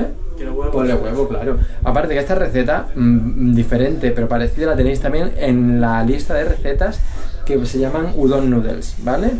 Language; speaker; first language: Spanish; native; Spanish